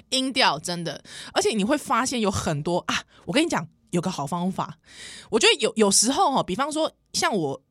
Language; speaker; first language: Chinese; native; Chinese